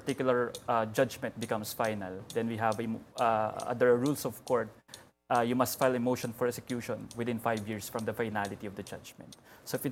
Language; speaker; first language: English; non-native, local second language; Hiligaynon